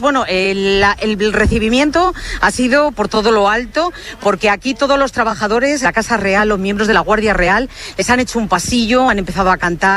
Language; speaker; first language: Spanish; native; Spanish